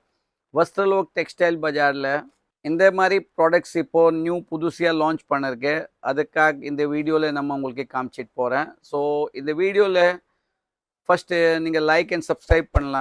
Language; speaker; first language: Tamil; non-native, fluent; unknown